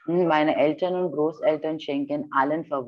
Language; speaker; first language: German; non-native, fluent; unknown